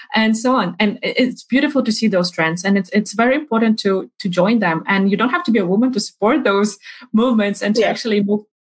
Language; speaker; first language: English; non-native, fluent; Ukrainian